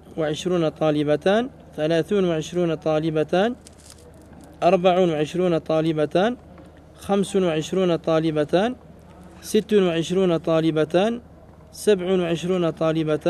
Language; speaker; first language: Arabic; non-native, fluent; French